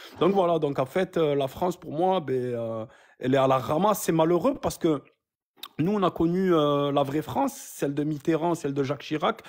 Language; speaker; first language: French; early bilingual, other home language; Arabic